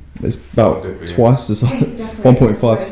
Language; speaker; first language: English; native; English